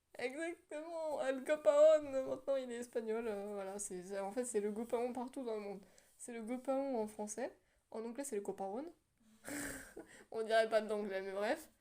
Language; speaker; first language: French; native; French